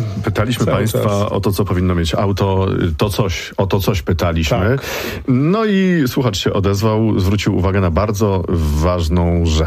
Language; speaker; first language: Polish; native; Polish